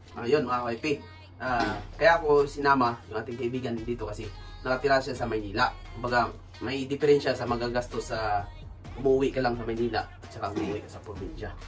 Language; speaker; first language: Filipino; non-native, local second language; Hiligaynon